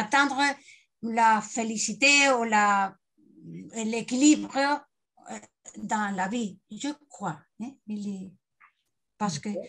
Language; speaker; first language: French; non-native, learner; Spanish